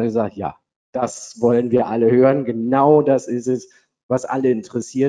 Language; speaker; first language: German; native; German